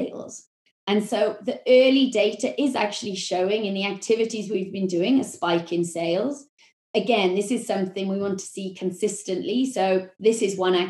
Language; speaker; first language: English; native; English